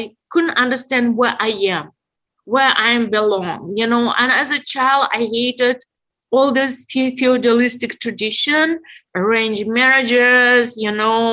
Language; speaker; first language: English; non-native, fluent; Uzbek